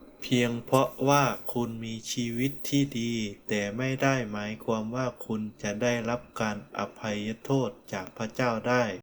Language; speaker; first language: Thai; non-native, fluent; Korean